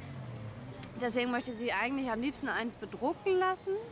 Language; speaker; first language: German; native; German